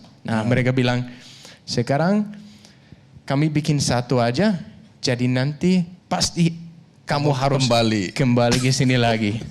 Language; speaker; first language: Indonesian; non-native, fluent; Danish